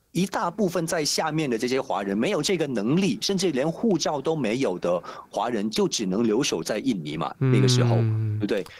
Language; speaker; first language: Chinese; non-native, fluent; Indonesian